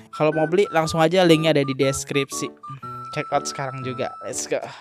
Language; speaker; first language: Indonesian; native; Indonesian